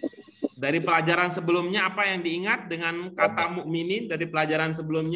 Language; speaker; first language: Indonesian; native; Indonesian